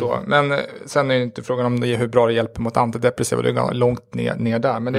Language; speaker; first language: Swedish; native; Swedish